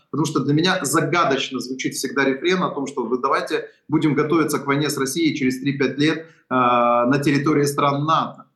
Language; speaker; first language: Russian; non-native, local second language; Ukrainian